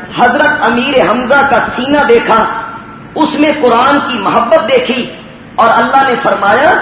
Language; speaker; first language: Urdu; non-native, local second language; Punjabi